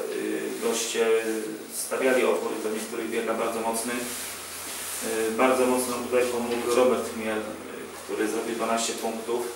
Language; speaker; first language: Polish; native; Polish